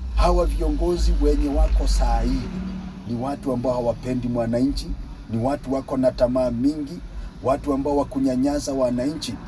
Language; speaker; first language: Swahili; non-native, local second language; Luyia